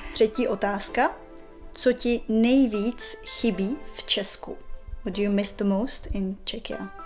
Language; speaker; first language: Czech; native; Czech